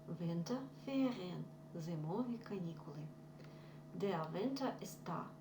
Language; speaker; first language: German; non-native, fluent; Ukrainian